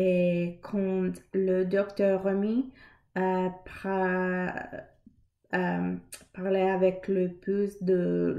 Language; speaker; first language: French; non-native, learner; English